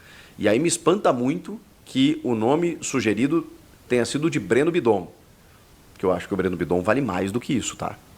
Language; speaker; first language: Portuguese; native; Portuguese